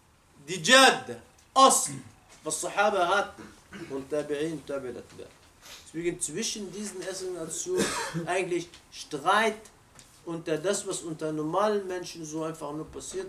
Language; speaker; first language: German; non-native, learner; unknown